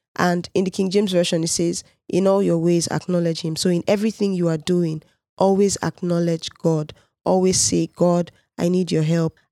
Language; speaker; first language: English; non-native, local second language; Yoruba